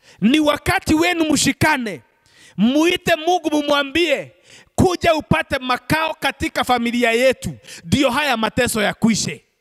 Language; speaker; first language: Swahili; non-native, local second language; Kikuyu